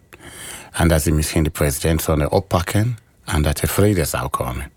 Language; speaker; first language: Dutch; non-native, fluent; English